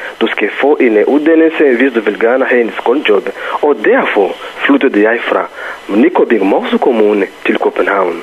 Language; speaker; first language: Danish; non-native, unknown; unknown